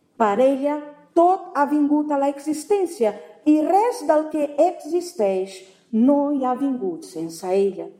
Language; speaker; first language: Catalan; non-native, fluent; Portuguese